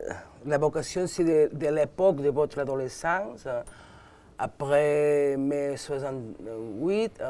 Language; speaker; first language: French; non-native, learner; Catalan